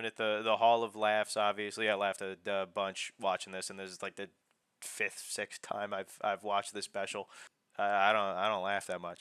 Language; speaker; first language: English; native; English